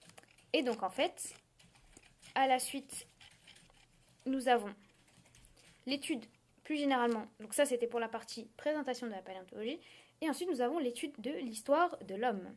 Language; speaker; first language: French; native; French